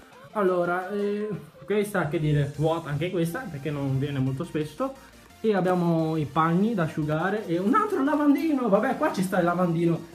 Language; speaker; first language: Italian; early bilingual, other home language; Chinese